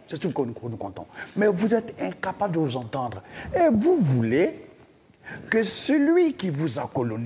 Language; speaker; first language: French; non-native, local second language; Dyula